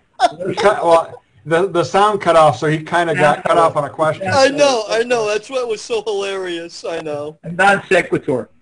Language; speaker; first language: English; native; English